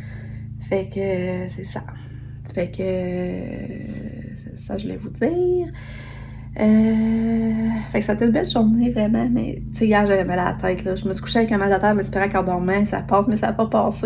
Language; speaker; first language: French; native; French